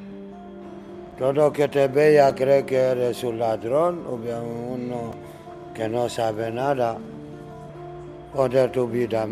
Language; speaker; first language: Spanish; non-native, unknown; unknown